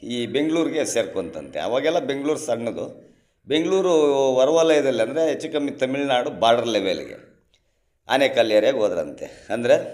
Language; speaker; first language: Kannada; non-native, local second language; Telugu